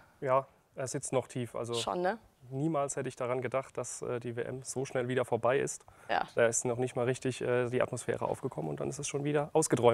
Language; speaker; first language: German; native; German